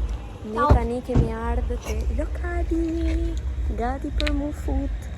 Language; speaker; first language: Albanian; early bilingual, heritage; Albanian